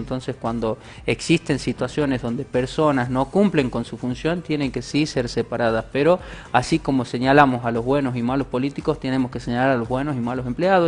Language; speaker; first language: Spanish; native; Spanish